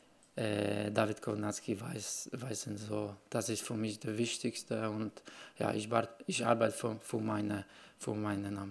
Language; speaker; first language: German; non-native, learner; Polish